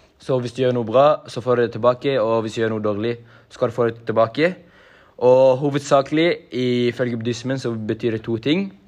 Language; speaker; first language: Norwegian; native; Norwegian